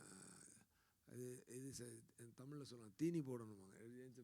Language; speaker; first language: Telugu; non-native, learner; Tamil